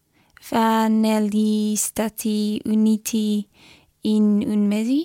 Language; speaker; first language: Italian; non-native, learner; English